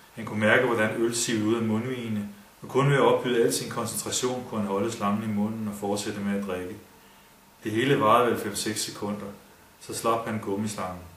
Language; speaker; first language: Danish; native; Danish